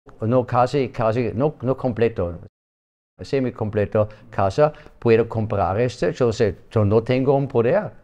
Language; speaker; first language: Spanish; non-native, learner; German